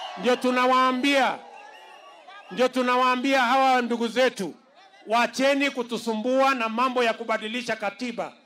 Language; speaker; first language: Swahili; non-native, local second language; Kalenjin